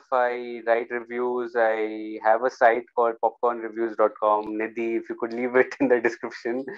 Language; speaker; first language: English; non-native, local second language; Hindi